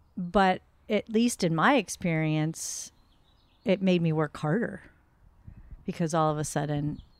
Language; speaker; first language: English; native; English